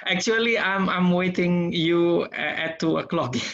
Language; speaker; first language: English; non-native, learner; Indonesian